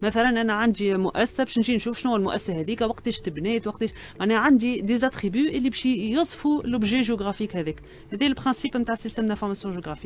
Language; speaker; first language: Arabic; native; Arabic